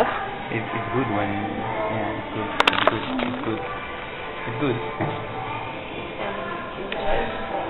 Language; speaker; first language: English; non-native, fluent; French